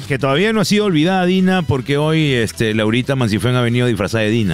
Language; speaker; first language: Spanish; native; Spanish